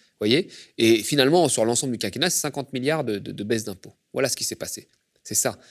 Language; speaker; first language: French; native; French